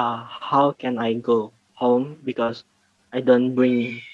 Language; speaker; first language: English; non-native, learner; Indonesian